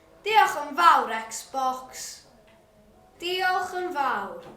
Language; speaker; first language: Welsh; non-native, local second language; English